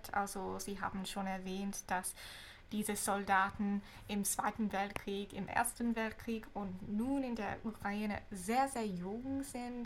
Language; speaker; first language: German; non-native, fluent; English